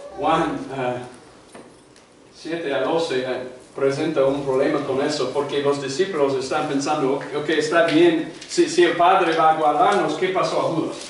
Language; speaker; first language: Spanish; non-native, fluent; English